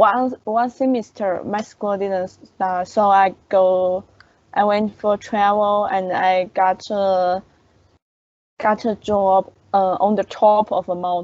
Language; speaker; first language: English; non-native, learner; Chinese